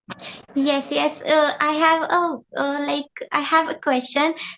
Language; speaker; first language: English; non-native, learner; Hindi